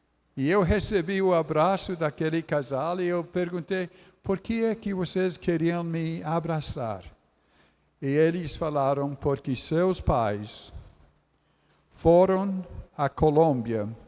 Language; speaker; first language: Portuguese; non-native, fluent; English